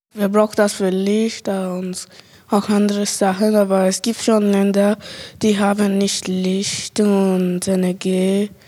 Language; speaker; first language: German; early bilingual, other home language; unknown